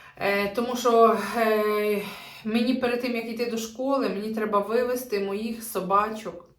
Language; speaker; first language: Ukrainian; native; Ukrainian